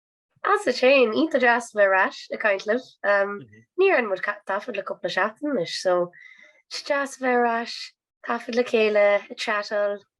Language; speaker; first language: Irish; non-native, local second language; English